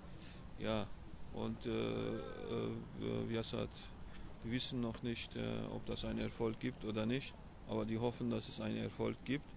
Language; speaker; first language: German; non-native, fluent; Persian